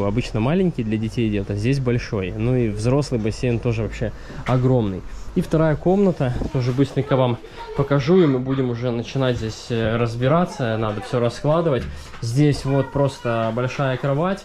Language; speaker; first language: Russian; native; Russian